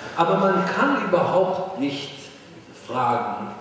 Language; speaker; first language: German; non-native, fluent; Hebrew